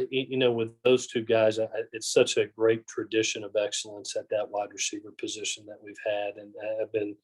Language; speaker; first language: English; native; English